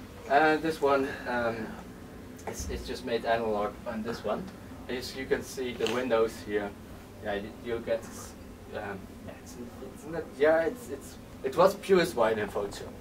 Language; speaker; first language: English; non-native, fluent; Dutch